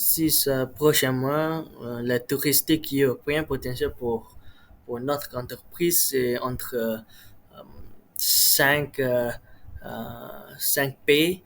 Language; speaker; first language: French; non-native, learner; Malay